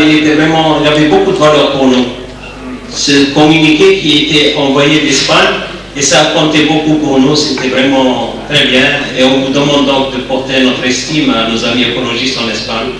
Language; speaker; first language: French; non-native, local second language; Arabic